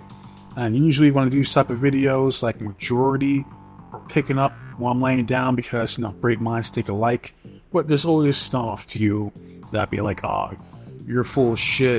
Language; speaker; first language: English; native; English